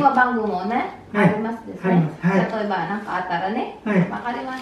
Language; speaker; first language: Japanese; non-native, learner; Filipino